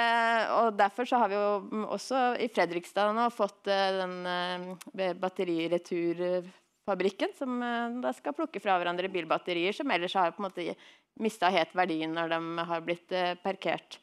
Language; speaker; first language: Norwegian; native; Norwegian